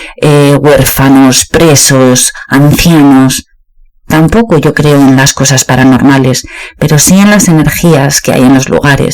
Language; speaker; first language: Spanish; native; Spanish